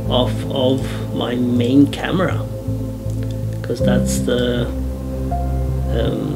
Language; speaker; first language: English; non-native, fluent; Norwegian